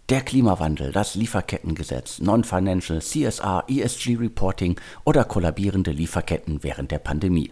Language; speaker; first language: German; native; German